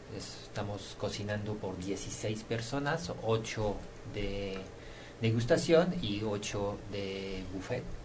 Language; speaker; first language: Spanish; non-native, fluent; French